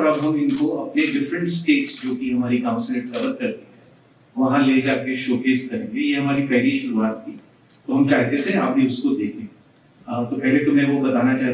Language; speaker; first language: Hindi; native; Hindi